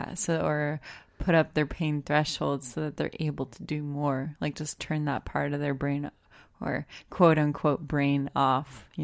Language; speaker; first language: English; native; English